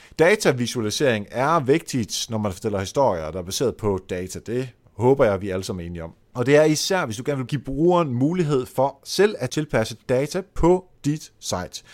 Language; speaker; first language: Danish; native; Danish